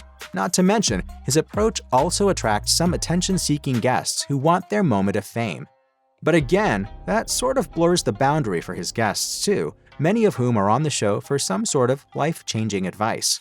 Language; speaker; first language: English; native; English